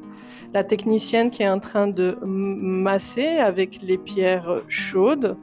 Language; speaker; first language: French; native; French